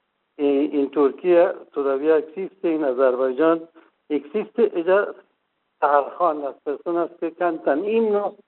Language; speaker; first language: Spanish; non-native, fluent; Persian